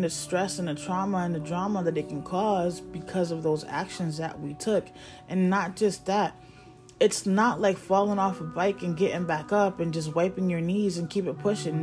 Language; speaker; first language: English; native; English